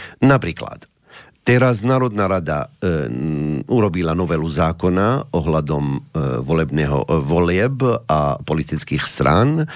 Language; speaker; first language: Slovak; non-native, fluent; Arabic